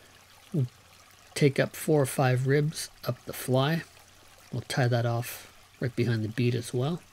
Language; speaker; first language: English; native; English